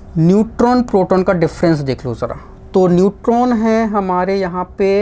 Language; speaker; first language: Hindi; non-native, local second language; Gujarati